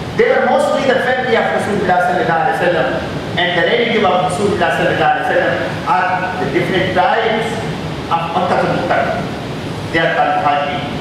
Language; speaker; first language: English; non-native, local second language; Urdu